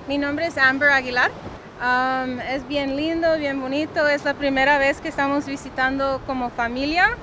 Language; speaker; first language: Spanish; early bilingual, heritage; Spanish